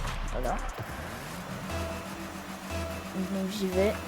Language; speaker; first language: French; native; French